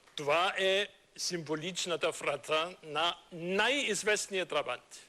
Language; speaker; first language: Bulgarian; non-native, fluent; German